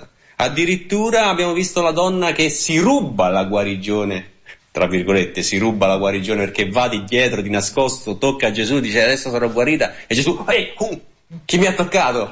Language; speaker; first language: Italian; native; Italian